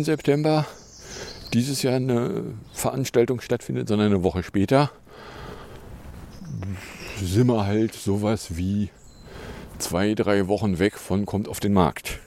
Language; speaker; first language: German; native; German